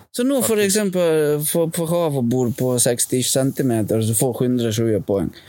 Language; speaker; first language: Norwegian; non-native, fluent; Latvian